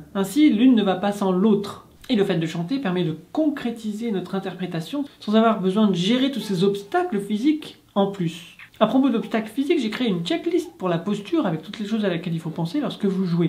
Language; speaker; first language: French; native; French